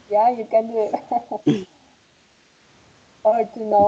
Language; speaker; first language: English; non-native, fluent; Spanish